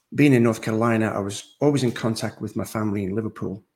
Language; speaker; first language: English; native; English